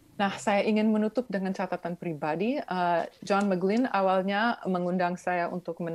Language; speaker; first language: Indonesian; early bilingual, other home language; English